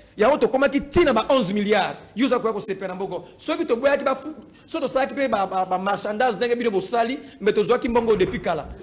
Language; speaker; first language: Lingala; native; Lingala